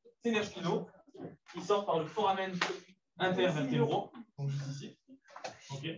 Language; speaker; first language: French; native; French